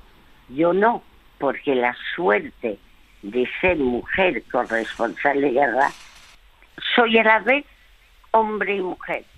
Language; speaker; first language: Spanish; early bilingual, other home language; French